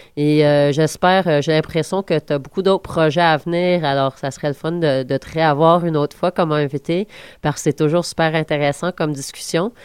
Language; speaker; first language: French; native; French